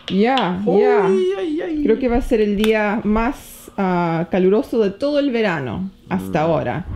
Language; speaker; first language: Spanish; native; Spanish